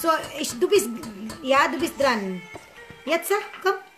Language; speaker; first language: German; non-native, learner; Cebuano